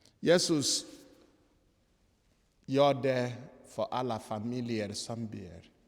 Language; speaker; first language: Swedish; non-native, fluent; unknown